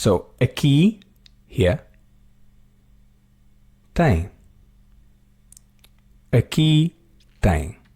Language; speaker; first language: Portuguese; non-native, learner; English